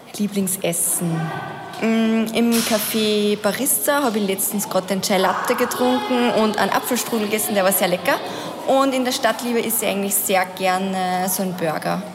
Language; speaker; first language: German; native; German